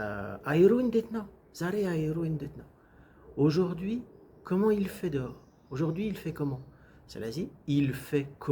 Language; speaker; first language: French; non-native, fluent; Amharic